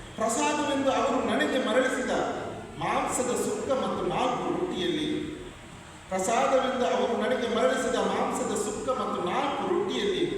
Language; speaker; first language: Kannada; non-native, local second language; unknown